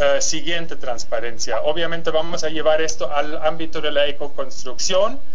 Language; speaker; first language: Spanish; non-native, fluent; German